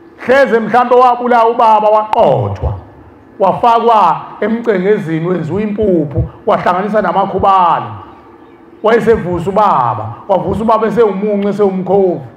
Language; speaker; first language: Zulu; native; Zulu